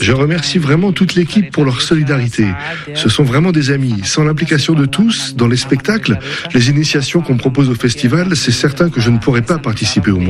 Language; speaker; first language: French; non-native, local second language; Malagasy